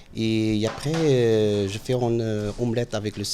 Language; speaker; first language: French; non-native, learner; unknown